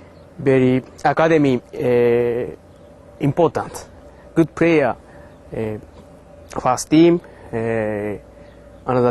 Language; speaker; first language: English; non-native, learner; Japanese